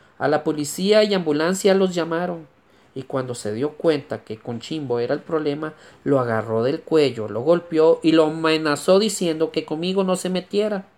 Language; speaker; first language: Spanish; native; Spanish